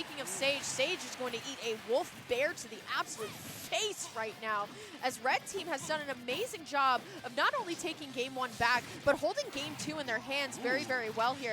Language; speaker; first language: English; native; English